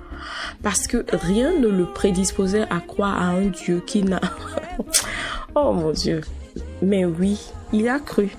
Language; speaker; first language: French; non-native, local second language; Ewe